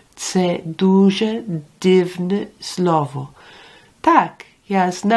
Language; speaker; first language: Ukrainian; non-native, learner; English